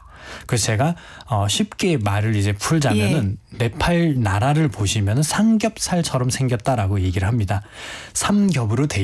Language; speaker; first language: Korean; non-native, fluent; Nepali